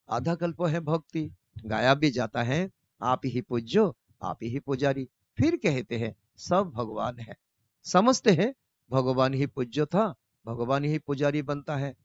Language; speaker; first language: Hindi; non-native, local second language; Bangla